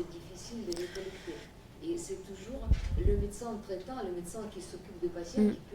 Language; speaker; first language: French; non-native, fluent; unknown